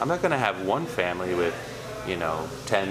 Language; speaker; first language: English; native; English